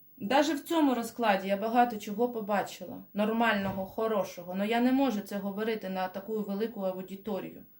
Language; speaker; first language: Ukrainian; non-native, local second language; Russian